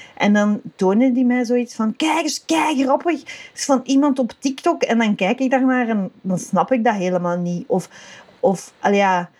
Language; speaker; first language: Dutch; native; Dutch